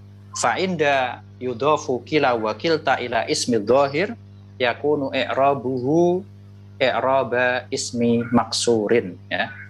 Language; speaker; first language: Arabic; non-native, fluent; Indonesian